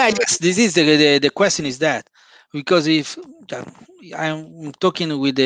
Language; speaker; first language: English; non-native, fluent; Italian